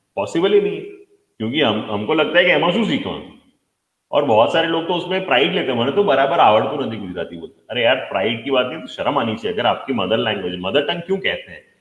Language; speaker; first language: Hindi; non-native, local second language; Gujarati